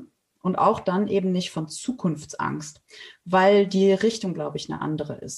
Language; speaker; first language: German; native; German